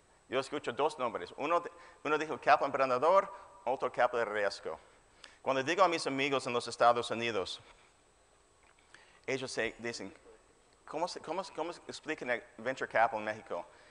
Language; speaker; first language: Spanish; non-native, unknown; English